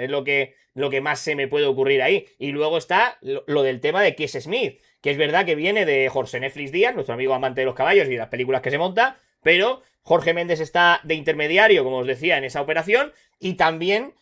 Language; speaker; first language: Spanish; native; Spanish